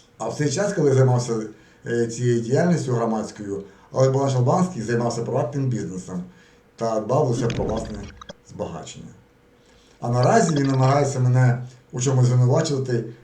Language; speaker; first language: Ukrainian; native; Ukrainian